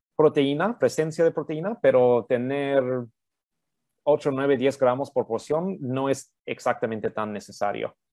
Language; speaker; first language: Spanish; early bilingual, heritage; Spanish